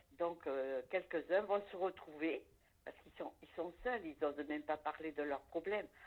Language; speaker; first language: French; native; French